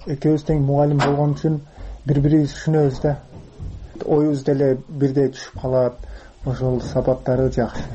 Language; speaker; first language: Kyrgyz; non-native, local second language; Uzbek